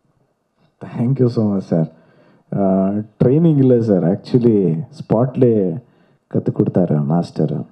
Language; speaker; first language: Tamil; non-native, learner; Kannada